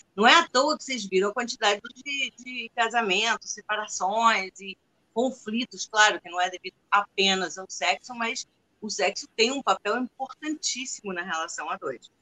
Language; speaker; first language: Portuguese; non-native, fluent; Spanish